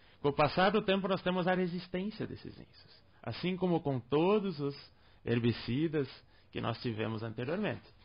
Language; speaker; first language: Portuguese; non-native, local second language; German